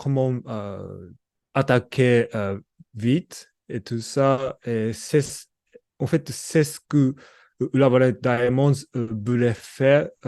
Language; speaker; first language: French; non-native, learner; Japanese